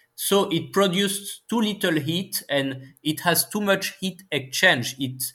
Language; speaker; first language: English; non-native, fluent; French